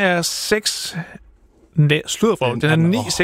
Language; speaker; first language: Danish; native; Danish